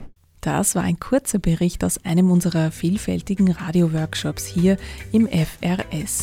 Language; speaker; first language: German; native; German